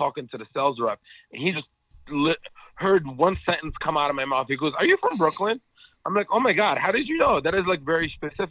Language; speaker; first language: English; non-native, fluent; Arabic